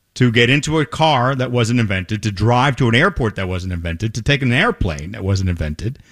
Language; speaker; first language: English; native; English